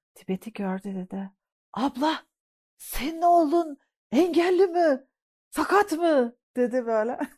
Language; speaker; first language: Turkish; early bilingual, heritage; Turkish